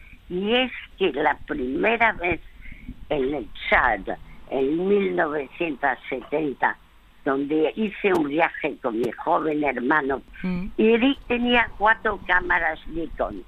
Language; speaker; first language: Spanish; early bilingual, other home language; French